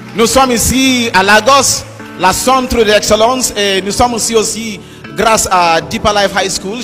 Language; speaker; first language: French; non-native, fluent; Yoruba